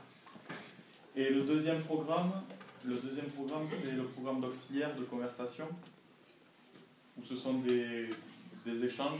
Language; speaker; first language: French; native; French